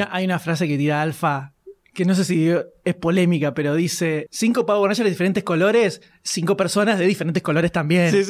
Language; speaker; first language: Spanish; native; Spanish